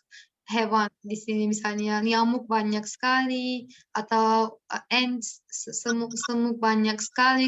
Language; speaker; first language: Indonesian; non-native, learner; Turkish